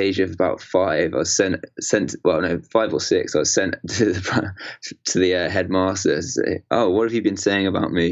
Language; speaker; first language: English; native; English